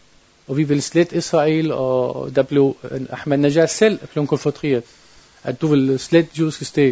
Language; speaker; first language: Danish; non-native, learner; Arabic